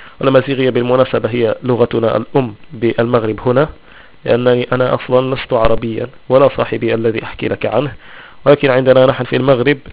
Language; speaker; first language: Arabic; non-native, local second language; Tachelhit